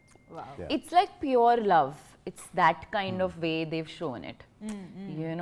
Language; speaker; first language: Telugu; non-native, learner; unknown